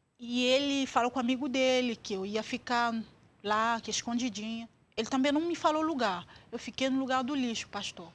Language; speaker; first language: Portuguese; non-native, fluent; Swahili